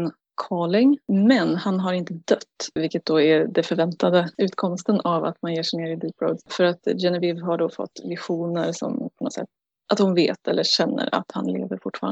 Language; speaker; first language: Swedish; native; Swedish